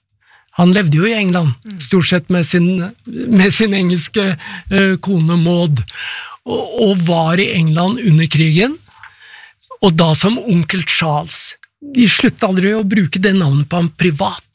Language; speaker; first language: Norwegian; native; Norwegian